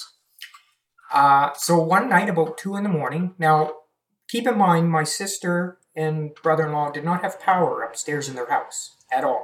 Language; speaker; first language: English; native; English